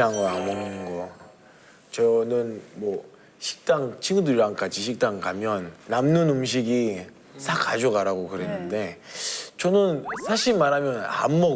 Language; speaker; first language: Korean; non-native, fluent; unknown